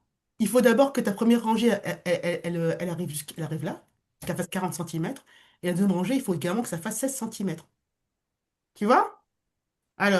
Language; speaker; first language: French; native; French